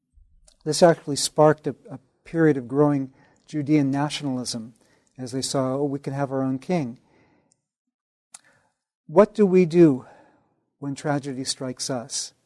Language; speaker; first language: English; native; English